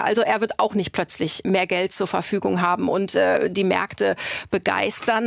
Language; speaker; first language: German; native; German